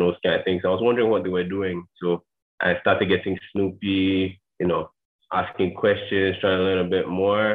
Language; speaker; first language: English; non-native, local second language; Akan